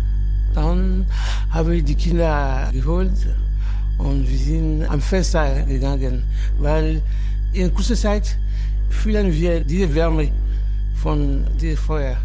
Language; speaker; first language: German; non-native, learner; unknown